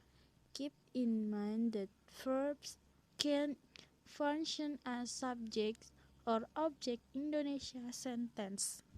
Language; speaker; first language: English; non-native, learner; Indonesian